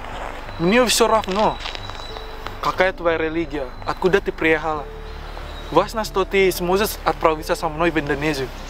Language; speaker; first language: Russian; non-native, learner; Indonesian